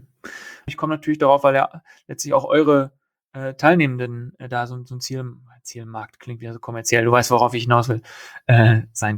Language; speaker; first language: German; native; German